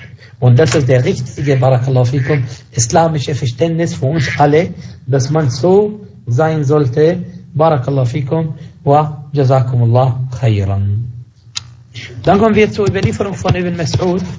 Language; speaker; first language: German; non-native, fluent; Arabic